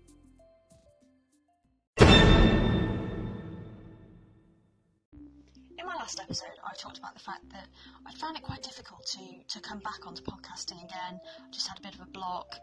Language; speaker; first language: English; native; English